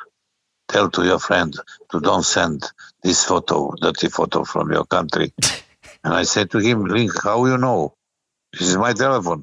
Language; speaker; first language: English; non-native, learner; Serbian